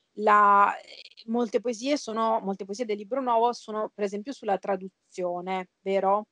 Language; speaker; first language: Italian; native; Italian